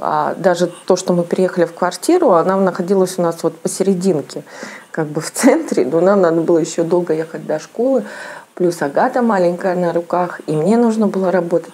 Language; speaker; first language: Russian; native; Russian